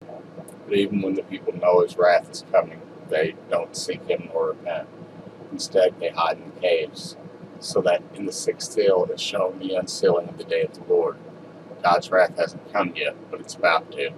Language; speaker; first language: English; native; English